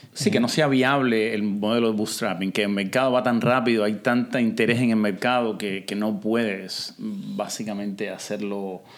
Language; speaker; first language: Spanish; native; Spanish